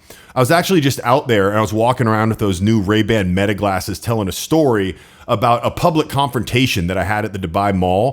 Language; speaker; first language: English; native; English